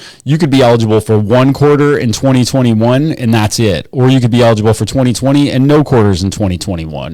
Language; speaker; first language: English; native; English